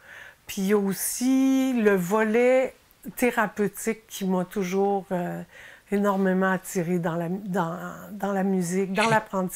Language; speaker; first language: French; native; French